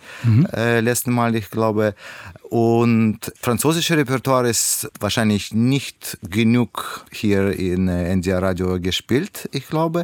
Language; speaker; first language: German; non-native, learner; Russian